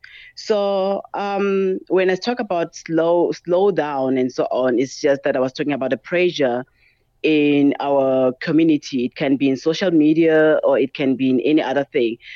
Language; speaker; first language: English; non-native, local second language; Tsonga